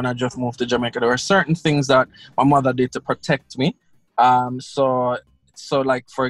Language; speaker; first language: English; non-native, local second language; Krio